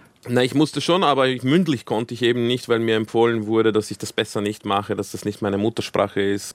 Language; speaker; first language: German; early bilingual, other home language; Croatian